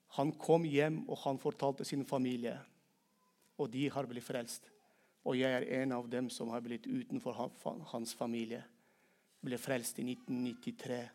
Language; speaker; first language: Norwegian; non-native, fluent; Turkmen